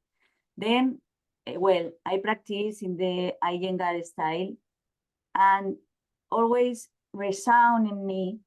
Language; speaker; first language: English; non-native, learner; Spanish